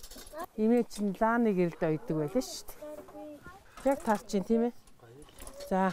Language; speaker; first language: Mongolian; native; Mongolian